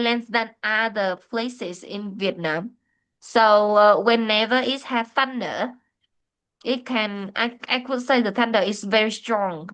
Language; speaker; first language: English; non-native, fluent; Vietnamese